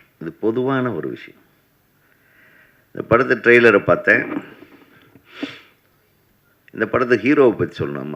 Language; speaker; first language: Tamil; native; Tamil